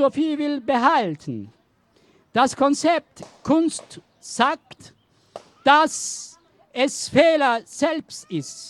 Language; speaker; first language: German; non-native, learner; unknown